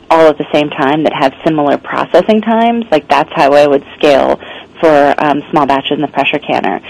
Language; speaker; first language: English; native; English